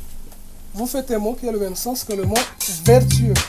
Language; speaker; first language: French; non-native, local second language; Comorian